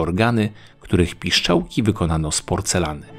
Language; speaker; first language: Polish; native; Polish